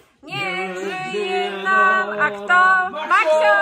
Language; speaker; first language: Polish; native; Polish